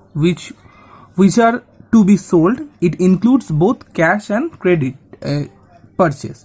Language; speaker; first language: English; non-native, local second language; Bangla